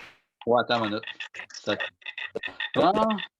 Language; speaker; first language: French; native; French